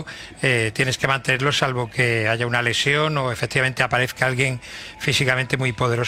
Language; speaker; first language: Spanish; native; Spanish